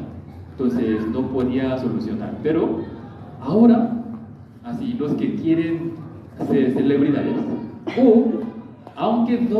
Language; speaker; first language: Spanish; non-native, learner; Korean